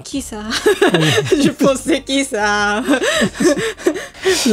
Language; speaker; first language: French; non-native, learner; Japanese